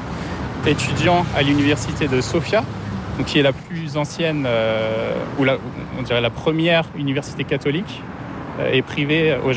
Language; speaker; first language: French; native; French